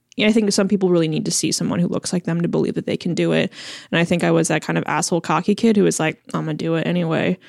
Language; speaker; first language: English; early bilingual, other home language; Chinese